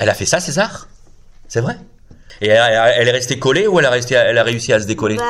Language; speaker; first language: French; native; French